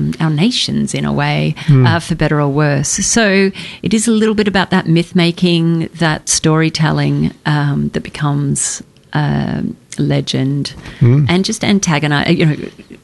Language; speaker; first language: English; native; English